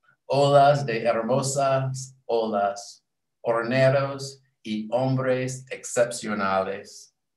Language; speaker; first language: Spanish; non-native, fluent; English